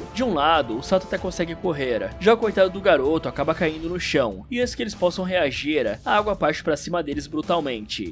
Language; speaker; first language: Portuguese; native; Portuguese